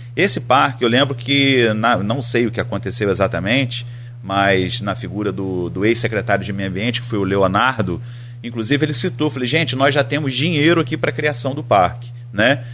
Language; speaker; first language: Portuguese; native; Portuguese